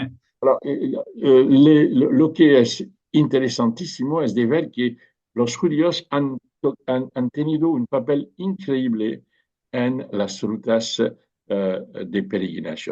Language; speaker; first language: Spanish; non-native, fluent; French